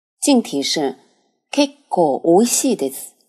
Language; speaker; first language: Japanese; non-native, fluent; Chinese